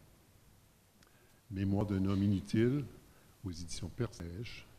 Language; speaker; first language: French; native; French